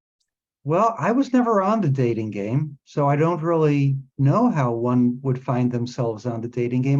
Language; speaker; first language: English; native; English